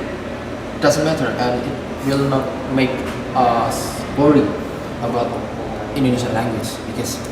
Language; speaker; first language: English; non-native, fluent; Indonesian